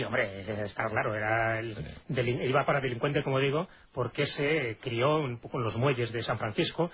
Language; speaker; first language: Spanish; native; Spanish